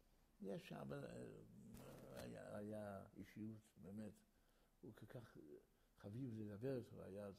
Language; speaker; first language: Hebrew; early bilingual, other home language; Yiddish